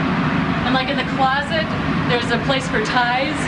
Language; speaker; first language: English; native; English